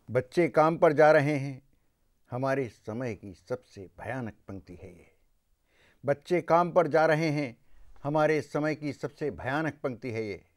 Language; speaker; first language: Hindi; native; Hindi